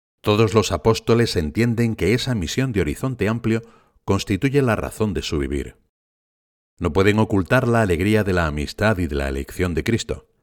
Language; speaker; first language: Spanish; native; Spanish